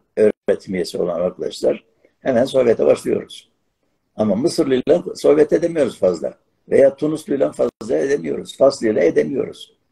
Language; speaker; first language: Turkish; non-native, local second language; Arabic